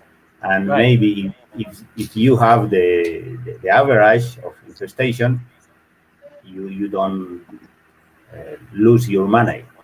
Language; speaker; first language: English; non-native, learner; Spanish